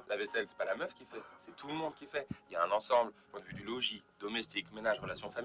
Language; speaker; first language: French; native; French